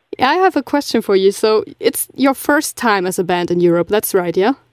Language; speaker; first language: English; non-native, fluent; German